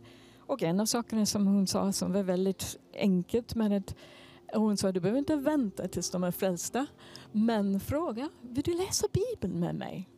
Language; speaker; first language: Swedish; non-native, fluent; English